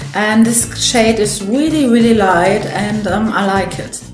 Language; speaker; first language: English; non-native, fluent; German